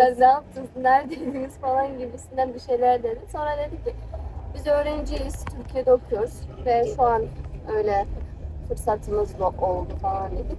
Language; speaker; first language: Turkish; non-native, fluent; Kyrgyz